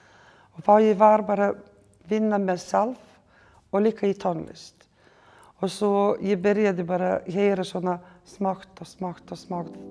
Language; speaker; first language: Icelandic; non-native, learner; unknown